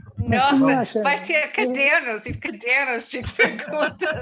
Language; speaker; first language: Portuguese; non-native, learner; English